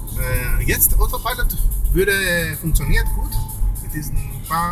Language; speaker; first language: German; non-native, learner; Greek